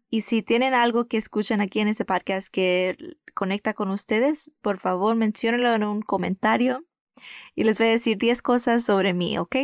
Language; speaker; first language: Spanish; early bilingual, heritage; Spanish